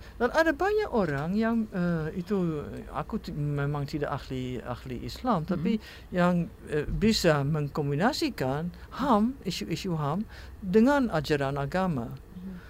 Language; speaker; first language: Indonesian; non-native, fluent; Dutch